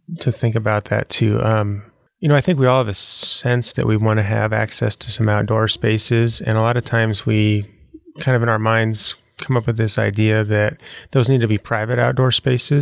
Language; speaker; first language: English; native; English